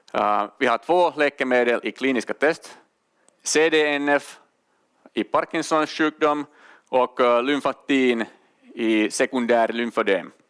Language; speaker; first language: Swedish; non-native, local second language; Finnish